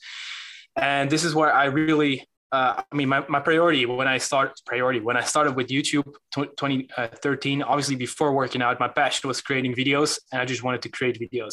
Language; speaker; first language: English; non-native, fluent; Dutch